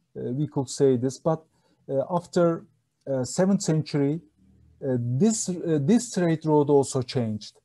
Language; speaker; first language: English; non-native, fluent; Turkish